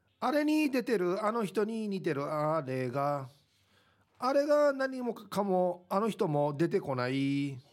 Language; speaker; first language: Japanese; native; Japanese